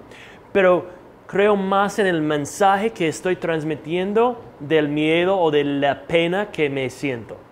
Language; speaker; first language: Spanish; non-native, fluent; English